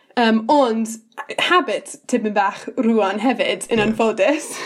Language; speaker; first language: Welsh; non-native, learner; English